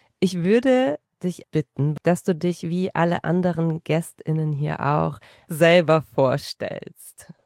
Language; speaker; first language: German; native; German